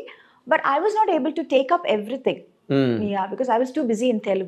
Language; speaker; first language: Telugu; non-native, local second language; Tamil